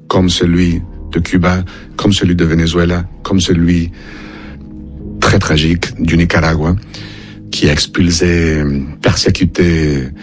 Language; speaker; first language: French; non-native, fluent; Spanish